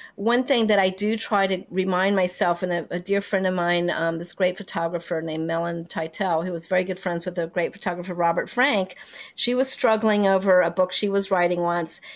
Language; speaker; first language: English; native; English